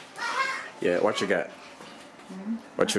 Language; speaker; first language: English; non-native, learner; Haitian Creole